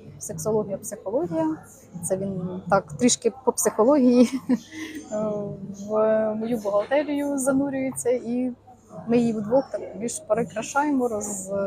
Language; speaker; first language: Ukrainian; non-native, local second language; Russian